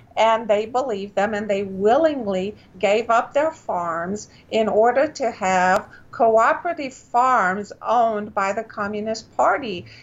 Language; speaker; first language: English; non-native, fluent; Romanian